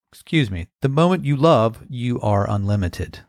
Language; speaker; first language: English; native; English